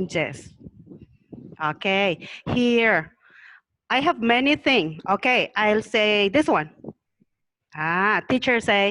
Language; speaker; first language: English; non-native, learner; Thai